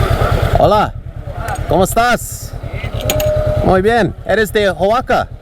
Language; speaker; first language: Spanish; non-native, learner; English